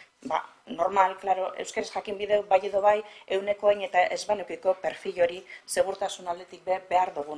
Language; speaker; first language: Basque; native; Basque